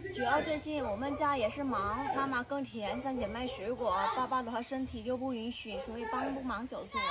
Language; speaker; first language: Chinese; non-native, fluent; Vietnamese